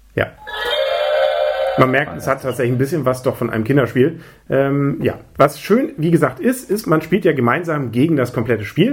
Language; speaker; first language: German; native; German